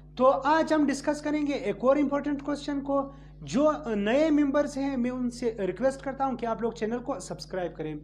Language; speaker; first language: Urdu; non-native, local second language; Pashto